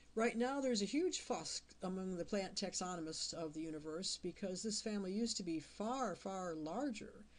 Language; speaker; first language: English; native; English